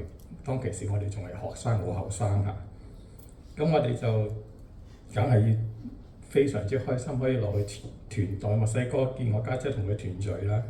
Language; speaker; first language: Cantonese; native; Cantonese